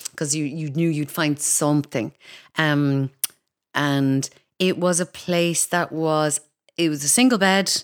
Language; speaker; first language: English; native; English